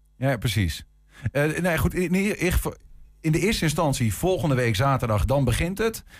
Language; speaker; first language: Dutch; native; Dutch